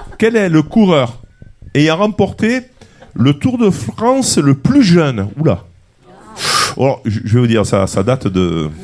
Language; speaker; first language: French; native; French